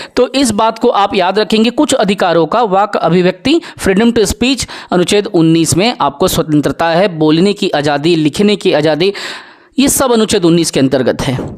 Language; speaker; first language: Hindi; native; Hindi